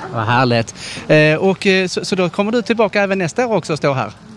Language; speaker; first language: Swedish; native; Swedish